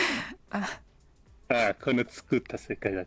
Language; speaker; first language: Japanese; non-native, learner; English